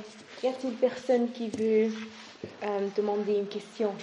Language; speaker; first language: French; non-native, local second language; Dutch